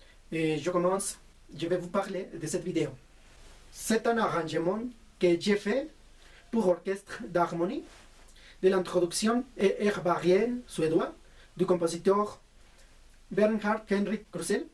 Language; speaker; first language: French; non-native, fluent; Spanish